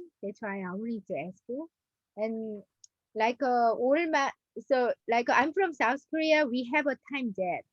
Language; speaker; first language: English; non-native, learner; Korean